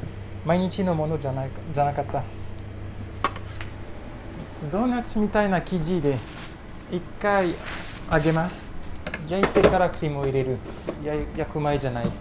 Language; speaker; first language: Japanese; non-native, learner; French